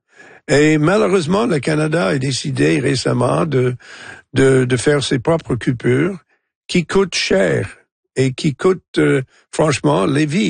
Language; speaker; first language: French; non-native, fluent; English